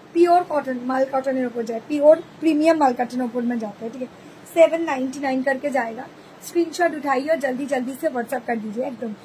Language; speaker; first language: Hindi; non-native, local second language; Bangla